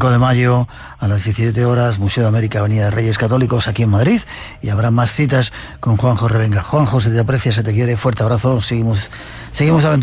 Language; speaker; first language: Spanish; native; Spanish